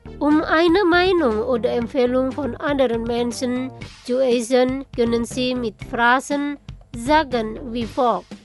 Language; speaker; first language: German; non-native, fluent; Indonesian